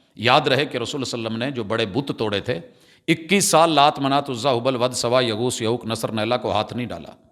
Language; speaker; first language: Urdu; non-native, local second language; Punjabi